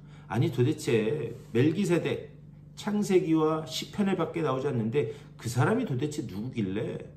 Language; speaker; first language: Korean; native; Korean